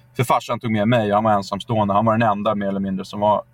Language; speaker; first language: Swedish; native; Swedish